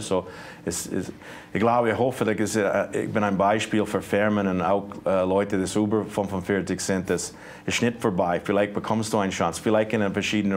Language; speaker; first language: German; non-native, fluent; English